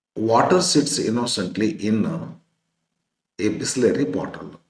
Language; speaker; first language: English; non-native, local second language; Kannada